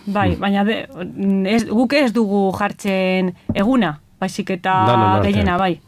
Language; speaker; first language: Basque; non-native, local second language; Spanish